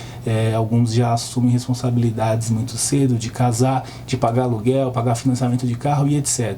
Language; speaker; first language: Portuguese; native; Portuguese